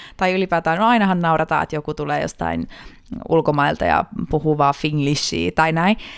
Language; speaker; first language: Finnish; early bilingual, heritage; Finnish